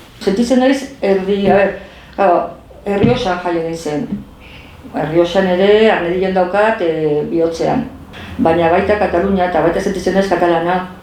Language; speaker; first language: Basque; non-native, local second language; Spanish